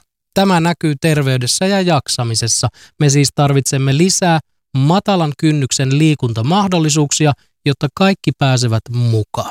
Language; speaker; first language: Finnish; native; Finnish